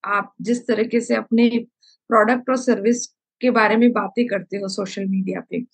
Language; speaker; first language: Hindi; non-native, local second language; Malayalam